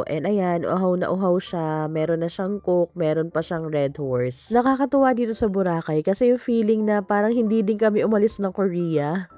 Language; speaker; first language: Filipino; native; Filipino